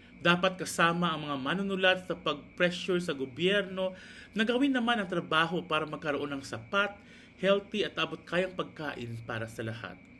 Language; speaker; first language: Filipino; non-native, local second language; Hiligaynon